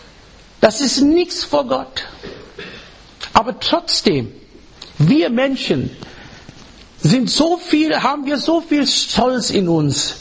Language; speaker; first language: German; non-native, fluent; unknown